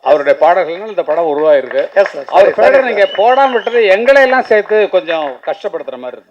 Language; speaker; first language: Tamil; native; Tamil